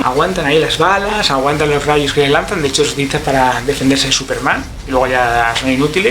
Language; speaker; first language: Spanish; native; Spanish